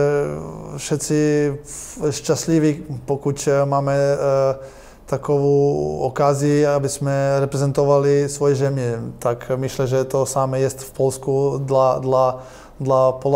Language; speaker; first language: Polish; non-native, learner; Croatian